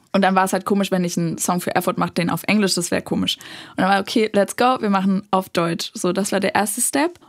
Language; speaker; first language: German; native; German